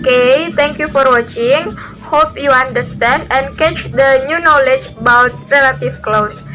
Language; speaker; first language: English; non-native, learner; Indonesian